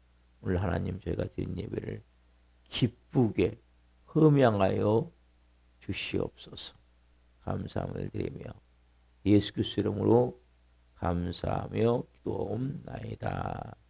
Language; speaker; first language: Korean; native; Korean